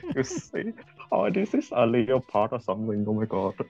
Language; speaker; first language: English; non-native, fluent; Vietnamese